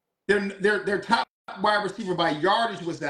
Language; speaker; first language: English; native; English